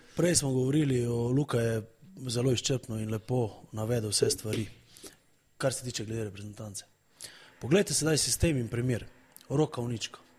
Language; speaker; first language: Slovenian; native; Slovenian